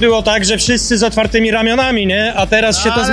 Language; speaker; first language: Polish; native; Polish